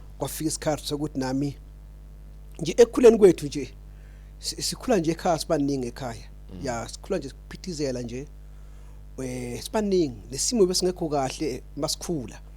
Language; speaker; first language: Zulu; native; Zulu